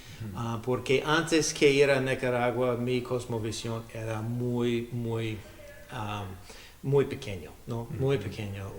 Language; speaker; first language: Spanish; non-native, learner; English